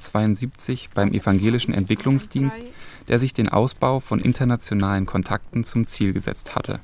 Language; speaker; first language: German; native; German